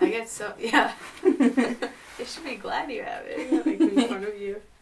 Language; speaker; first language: English; native; English